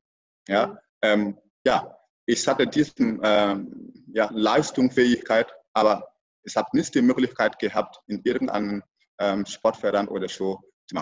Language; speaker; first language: German; non-native, fluent; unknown